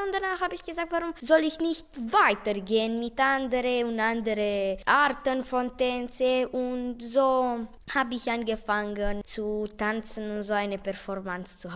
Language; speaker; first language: German; non-native, local second language; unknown